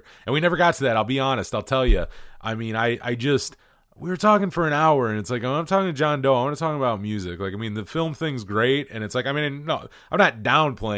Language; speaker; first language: English; native; English